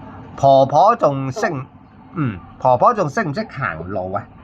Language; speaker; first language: Cantonese; native; Cantonese